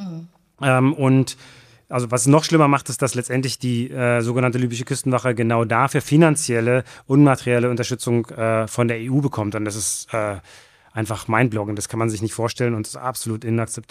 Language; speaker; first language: German; native; German